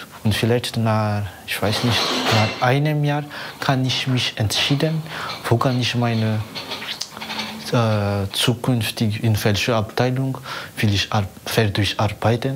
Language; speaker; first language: German; non-native, learner; Malagasy